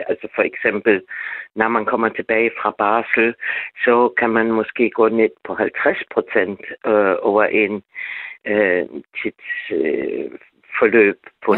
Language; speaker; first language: Danish; non-native, fluent; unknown